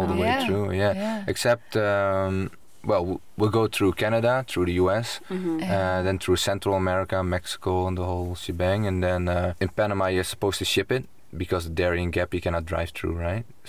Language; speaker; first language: English; non-native, fluent; Dutch